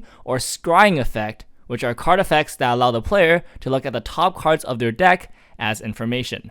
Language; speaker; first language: English; native; English